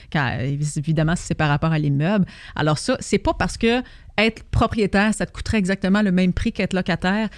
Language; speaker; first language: French; native; French